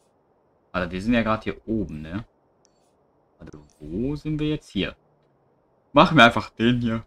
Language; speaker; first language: German; native; German